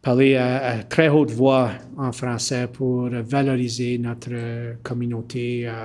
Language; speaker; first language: French; early bilingual, heritage; French